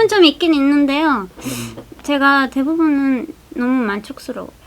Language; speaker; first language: Korean; non-native, fluent; Spanish